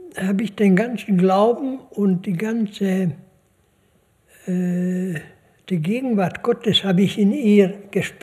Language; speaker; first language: German; non-native, fluent; Hungarian